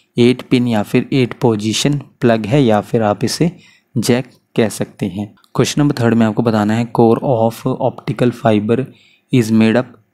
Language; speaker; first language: Hindi; native; Hindi